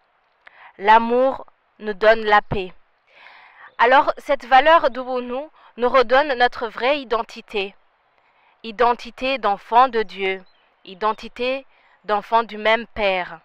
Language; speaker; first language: French; non-native, local second language; Rundi